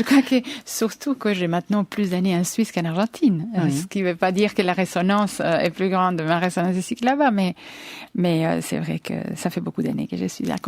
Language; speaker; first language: French; non-native, fluent; Spanish